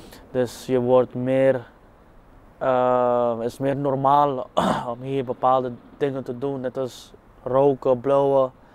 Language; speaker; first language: Dutch; non-native, fluent; English